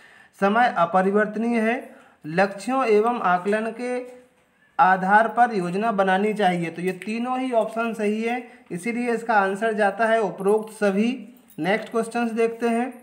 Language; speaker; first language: Hindi; native; Hindi